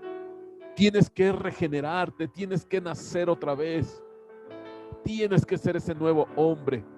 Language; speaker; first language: Spanish; native; Spanish